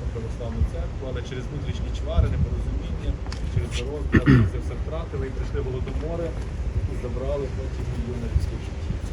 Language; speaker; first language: Ukrainian; native; Ukrainian